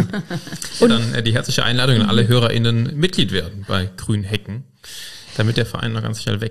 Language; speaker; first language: German; native; German